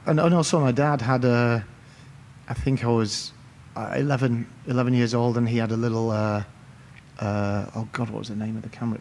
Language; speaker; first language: English; native; English